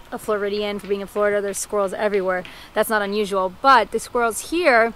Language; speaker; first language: English; native; English